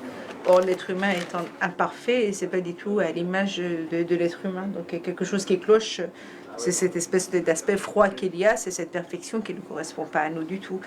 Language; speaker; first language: French; non-native, fluent; Persian